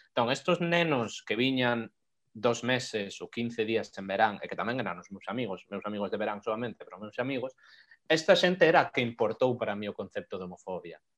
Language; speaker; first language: Galician; non-native, local second language; Spanish